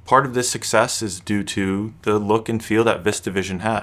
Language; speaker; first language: English; native; English